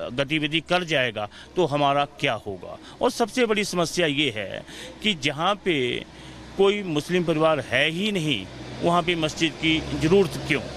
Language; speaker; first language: Hindi; native; Hindi